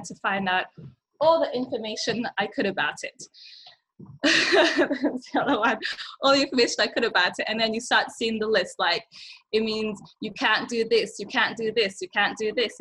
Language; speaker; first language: English; early bilingual, other home language; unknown